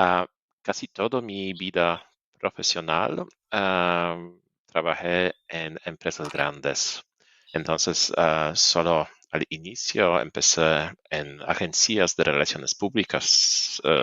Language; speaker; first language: Spanish; non-native, fluent; Polish